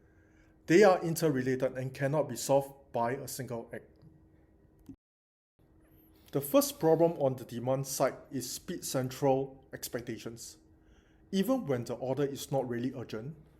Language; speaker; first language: English; non-native, learner; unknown